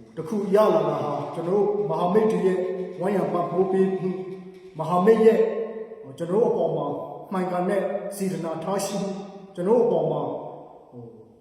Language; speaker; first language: Burmese; non-native, local second language; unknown